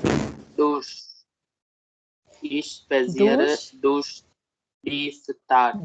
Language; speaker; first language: German; non-native, learner; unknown